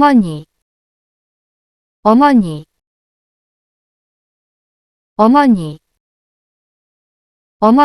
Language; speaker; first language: Korean; non-native, learner; French